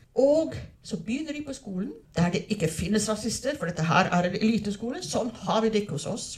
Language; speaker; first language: Norwegian; non-native, fluent; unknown